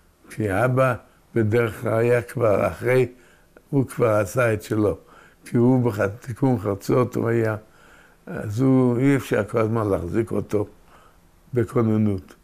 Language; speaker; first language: Hebrew; early bilingual, other home language; Yiddish